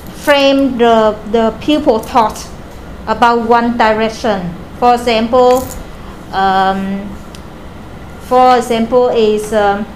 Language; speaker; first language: English; non-native, learner; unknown